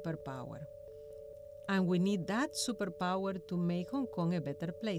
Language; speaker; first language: English; non-native, fluent; Spanish